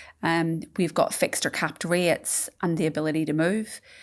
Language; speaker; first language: English; native; English